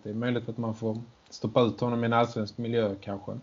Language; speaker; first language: Swedish; native; Swedish